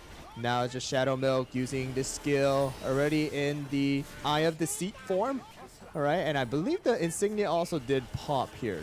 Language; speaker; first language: English; native; English